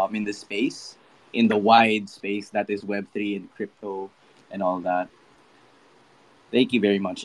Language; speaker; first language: English; non-native, local second language; Filipino